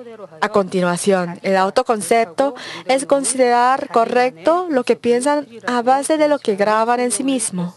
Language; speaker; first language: Spanish; non-native, learner; Korean